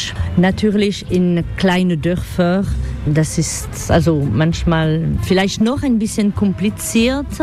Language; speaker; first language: German; non-native, learner; French